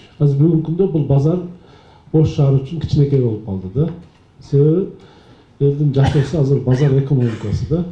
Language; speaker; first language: Kyrgyz; native; Kyrgyz